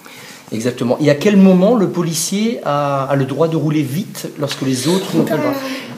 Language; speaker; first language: French; native; French